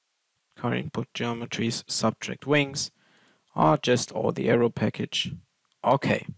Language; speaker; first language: English; non-native, fluent; German